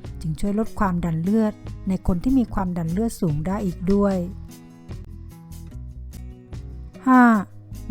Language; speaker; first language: Thai; native; Thai